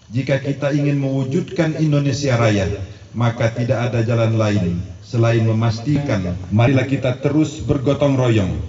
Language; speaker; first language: Indonesian; native; Indonesian